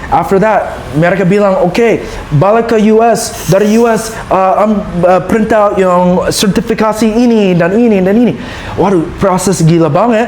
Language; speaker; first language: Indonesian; non-native, learner; English